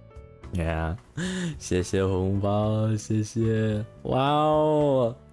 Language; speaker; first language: Chinese; non-native, learner; English